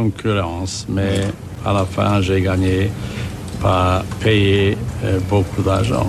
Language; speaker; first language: French; non-native, fluent; German